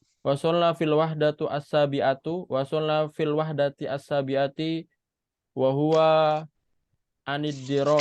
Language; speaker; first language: Arabic; non-native, fluent; Indonesian